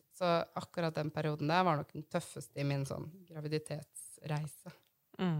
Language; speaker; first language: Norwegian; native; Norwegian